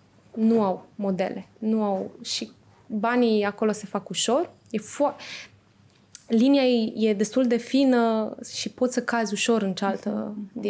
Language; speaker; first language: Romanian; native; Romanian